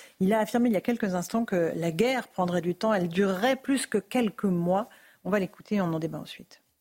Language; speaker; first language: French; native; French